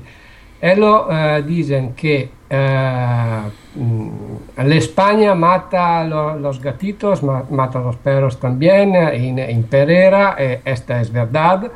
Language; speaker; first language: Spanish; non-native, learner; Italian